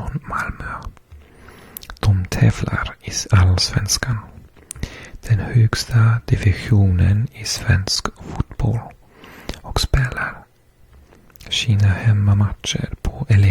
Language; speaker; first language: Swedish; non-native, fluent; English